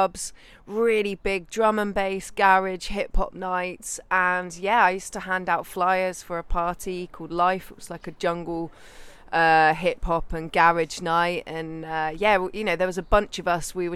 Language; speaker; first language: English; native; English